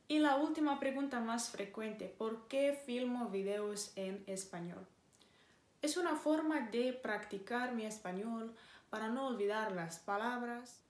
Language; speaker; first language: Spanish; non-native, fluent; Romanian